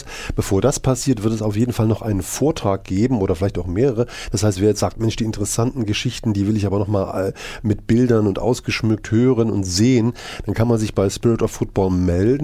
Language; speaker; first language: German; native; German